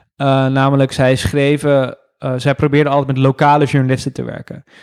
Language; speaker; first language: Dutch; native; Dutch